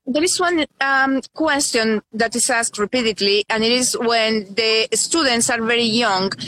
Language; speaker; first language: English; non-native, fluent; Spanish